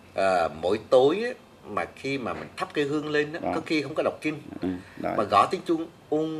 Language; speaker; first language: Vietnamese; native; Vietnamese